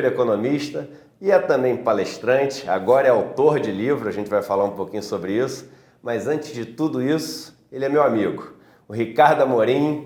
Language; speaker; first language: Portuguese; native; Portuguese